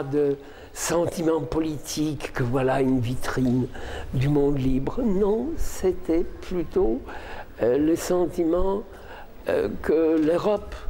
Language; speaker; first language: French; non-native, fluent; Polish